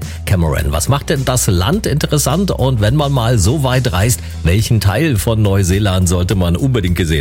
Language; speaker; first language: German; native; German